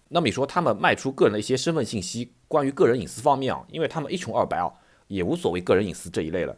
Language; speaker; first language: Chinese; native; Chinese